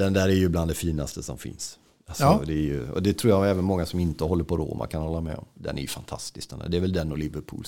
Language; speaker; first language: Swedish; native; Swedish